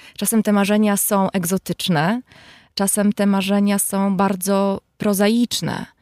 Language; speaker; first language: Polish; native; Polish